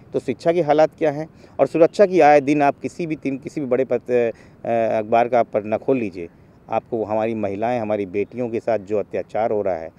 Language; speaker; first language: Hindi; native; Hindi